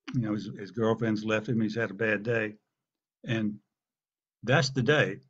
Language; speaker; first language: English; native; English